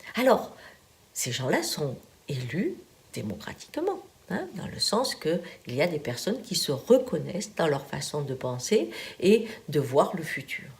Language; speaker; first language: French; native; French